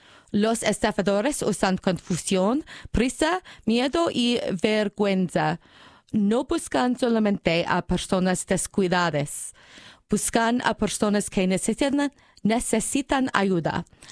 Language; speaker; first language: Spanish; non-native, learner; English